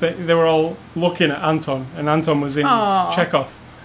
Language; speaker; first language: English; native; English